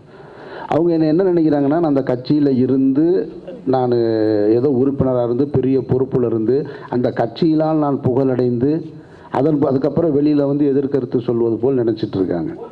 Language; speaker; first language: Tamil; native; Tamil